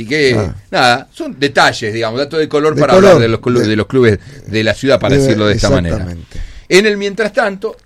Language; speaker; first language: Spanish; native; Spanish